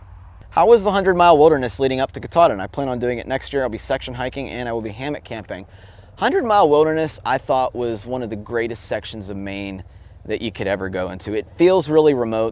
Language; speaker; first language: English; native; English